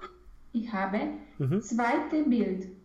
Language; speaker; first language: German; non-native, learner; Romanian